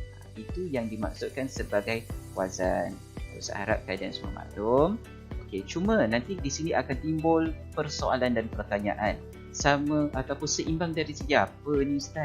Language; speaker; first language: Malay; native; Malay